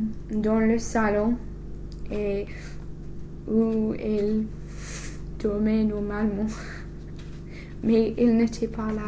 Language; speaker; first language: French; non-native, learner; English